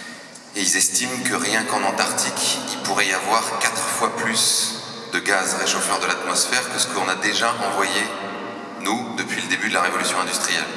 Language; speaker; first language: French; native; French